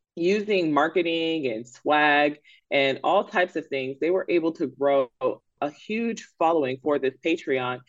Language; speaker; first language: English; native; English